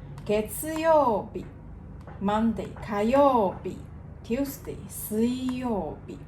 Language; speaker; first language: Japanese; non-native, fluent; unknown